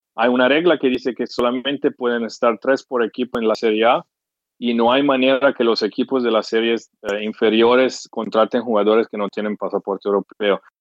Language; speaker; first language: Spanish; non-native, fluent; English